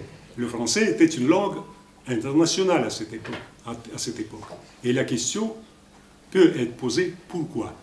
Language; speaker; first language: French; non-native, fluent; Russian